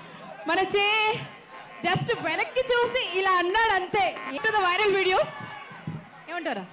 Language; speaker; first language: Telugu; native; Telugu